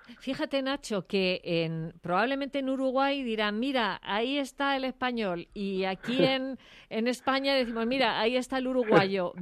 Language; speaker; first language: Spanish; native; Spanish